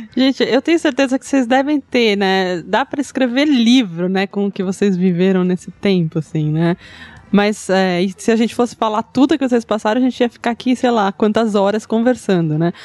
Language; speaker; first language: Portuguese; native; Portuguese